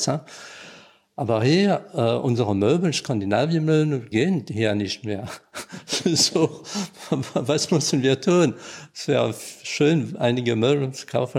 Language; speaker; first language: German; non-native, learner; French